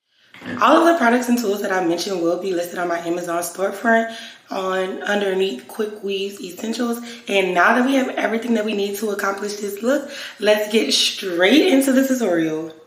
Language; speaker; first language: English; native; English